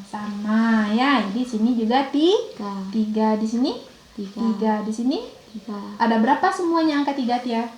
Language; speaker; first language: Indonesian; native; Indonesian